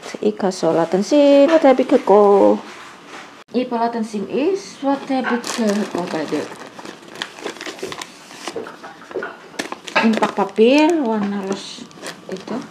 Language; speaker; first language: Dutch; non-native, learner; Indonesian